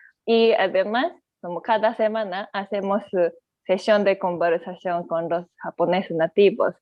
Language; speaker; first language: Spanish; non-native, learner; Japanese